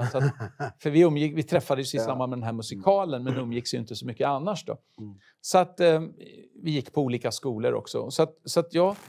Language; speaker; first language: Swedish; native; Swedish